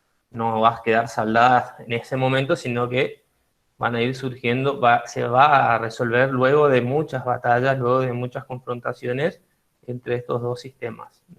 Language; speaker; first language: Spanish; native; Spanish